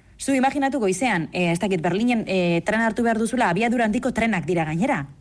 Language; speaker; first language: Basque; native; Basque